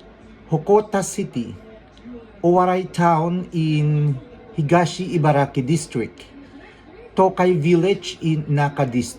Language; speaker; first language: English; non-native, local second language; Filipino